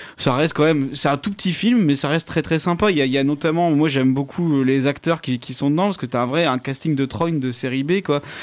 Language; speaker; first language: French; native; French